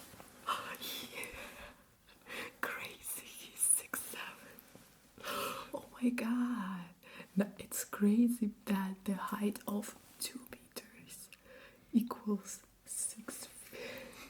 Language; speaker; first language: English; non-native, fluent; Russian